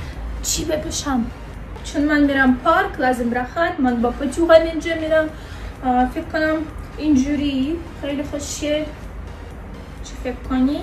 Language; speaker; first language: Persian; non-native, learner; Turkish